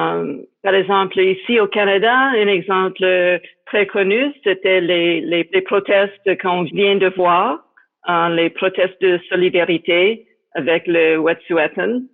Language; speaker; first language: French; non-native, fluent; English